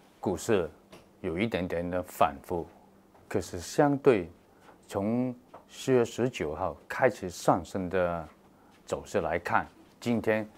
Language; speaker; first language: Chinese; non-native, local second language; Cantonese